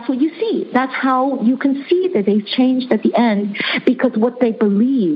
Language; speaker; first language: English; early bilingual, other home language; Chinese